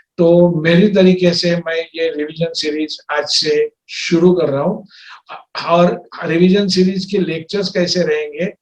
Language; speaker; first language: Hindi; non-native, local second language; Marathi